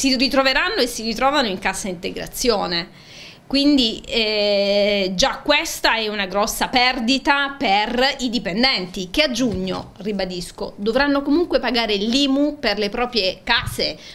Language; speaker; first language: Italian; native; Italian